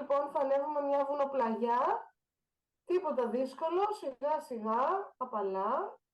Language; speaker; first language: Greek; native; Greek